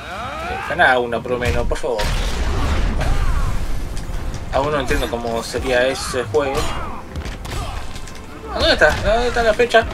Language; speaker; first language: Spanish; native; Spanish